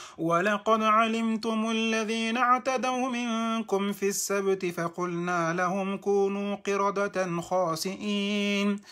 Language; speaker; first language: Arabic; non-native, fluent; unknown